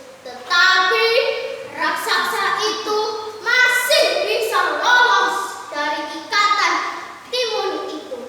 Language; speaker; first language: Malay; non-native, local second language; Javanese